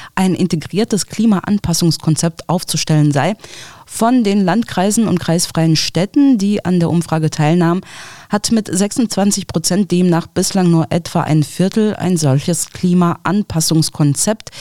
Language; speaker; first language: German; early bilingual, other home language; Russian